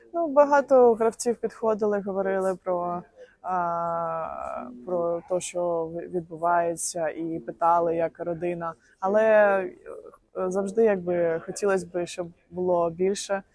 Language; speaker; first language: Ukrainian; non-native, local second language; Russian